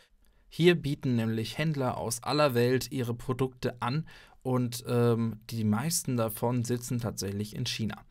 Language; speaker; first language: German; native; German